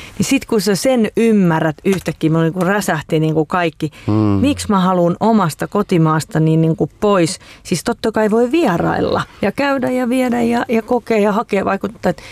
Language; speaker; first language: Finnish; native; Finnish